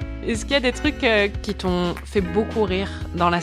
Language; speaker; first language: French; native; French